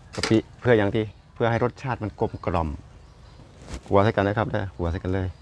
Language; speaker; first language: Thai; non-native, local second language; Lao